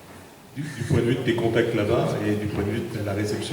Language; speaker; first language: French; native; French